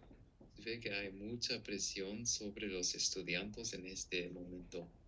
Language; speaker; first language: Spanish; non-native, learner; English